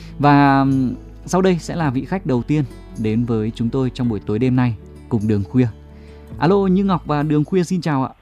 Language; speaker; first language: Vietnamese; native; Vietnamese